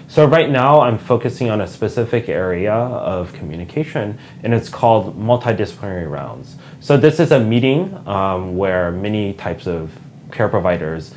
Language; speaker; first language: English; native; English